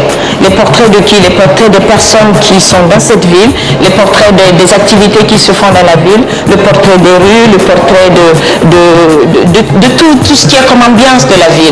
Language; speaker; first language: French; non-native, local second language; Arabic